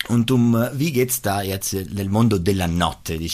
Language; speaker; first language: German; non-native, local second language; Italian